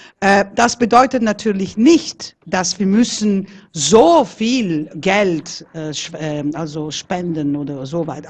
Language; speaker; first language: German; non-native, fluent; Italian